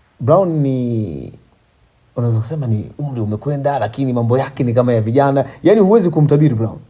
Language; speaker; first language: Swahili; native; Swahili